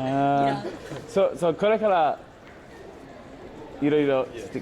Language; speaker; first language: Japanese; non-native, learner; English